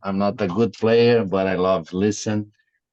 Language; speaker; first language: English; non-native, learner; Portuguese